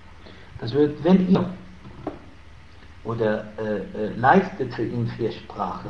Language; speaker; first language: German; non-native, fluent; Arabic